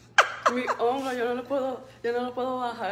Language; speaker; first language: Spanish; early bilingual, heritage; Spanish